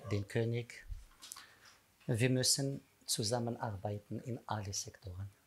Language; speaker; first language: German; non-native, learner; Arabic